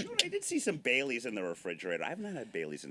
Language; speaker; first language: English; native; English